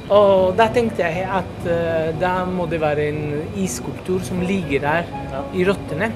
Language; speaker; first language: Norwegian; non-native, fluent; Italian